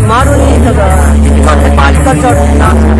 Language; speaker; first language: Hindi; non-native, learner; Nepali